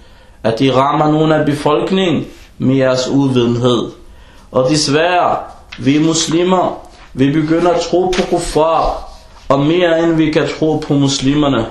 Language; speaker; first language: Danish; early bilingual, other home language; Arabic